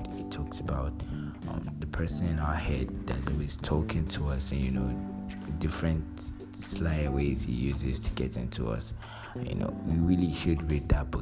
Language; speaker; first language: English; non-native, local second language; Yoruba